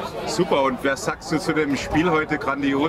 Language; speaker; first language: German; native; German